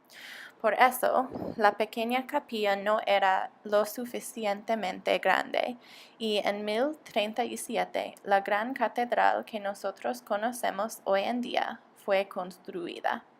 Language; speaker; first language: Spanish; non-native, learner; English